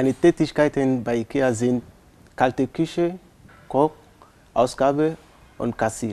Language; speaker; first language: German; non-native, learner; French